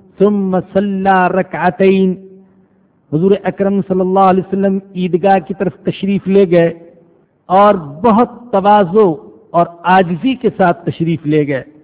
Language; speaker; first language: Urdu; non-native, local second language; Punjabi